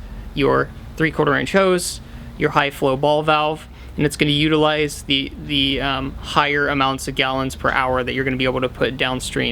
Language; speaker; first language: English; native; English